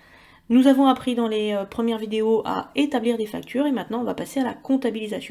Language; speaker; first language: French; native; French